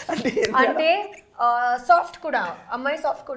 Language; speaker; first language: Telugu; non-native, local second language; Hindi